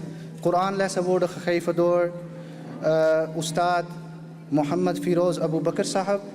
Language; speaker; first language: Dutch; early bilingual, other home language; Urdu